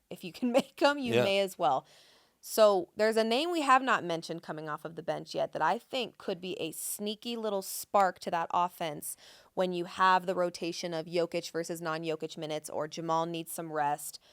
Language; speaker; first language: English; native; English